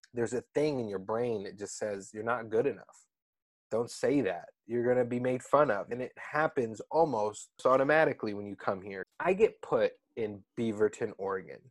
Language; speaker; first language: English; early bilingual, other home language; Arabic